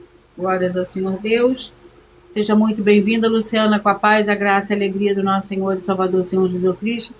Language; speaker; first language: Portuguese; native; Portuguese